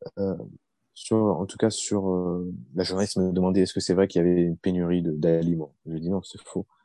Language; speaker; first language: French; early bilingual, other home language; Arabic